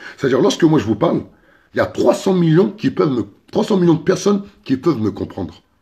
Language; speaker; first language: French; early bilingual, other home language; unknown